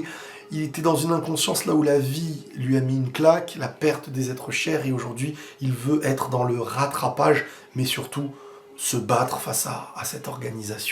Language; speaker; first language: French; native; French